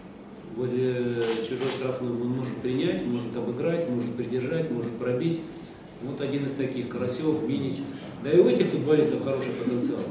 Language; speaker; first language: Russian; native; Russian